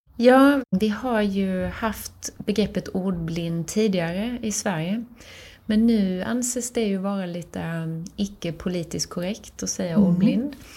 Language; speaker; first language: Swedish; native; Swedish